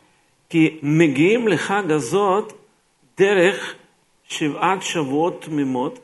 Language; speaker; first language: Hebrew; non-native, fluent; Russian